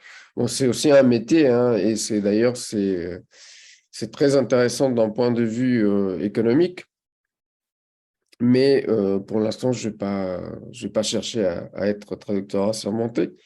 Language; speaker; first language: French; non-native, fluent; Spanish